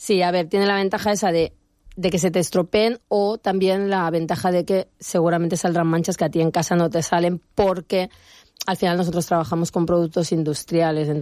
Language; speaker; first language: Spanish; native; Spanish